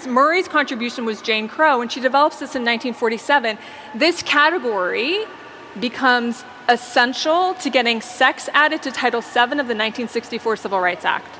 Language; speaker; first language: English; native; English